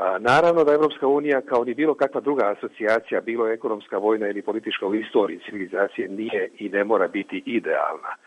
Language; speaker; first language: Croatian; native; Croatian